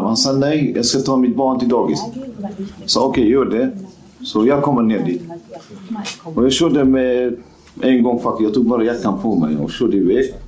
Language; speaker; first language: Swedish; non-native, fluent; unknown